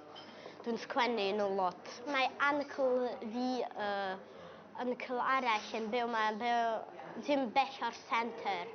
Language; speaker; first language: Welsh; early bilingual, other home language; Ukrainian